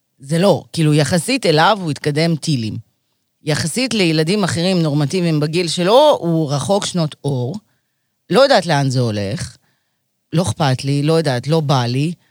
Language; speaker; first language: Hebrew; early bilingual, other home language; Russian